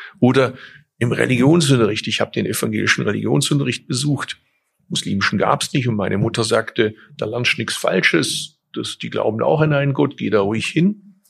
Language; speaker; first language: German; early bilingual, other home language; Turkish